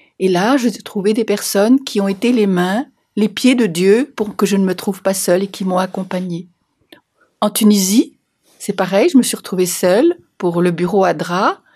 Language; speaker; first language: French; native; French